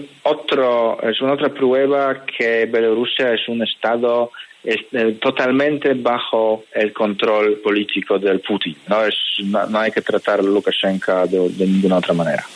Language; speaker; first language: Spanish; non-native, fluent; Polish